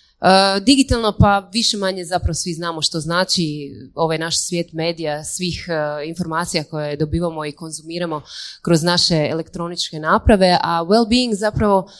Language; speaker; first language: Croatian; native; Croatian